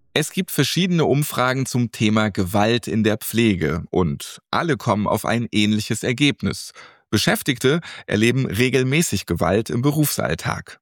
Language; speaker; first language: German; native; German